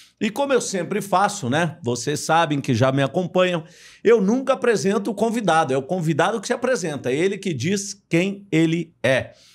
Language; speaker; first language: Portuguese; native; Portuguese